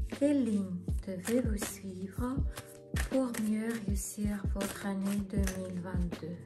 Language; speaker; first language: French; non-native, fluent; Russian